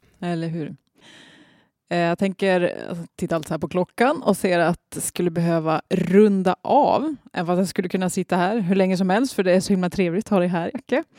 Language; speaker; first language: Swedish; native; Swedish